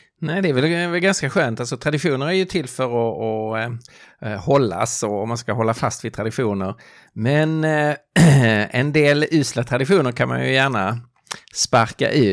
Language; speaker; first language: Swedish; native; Swedish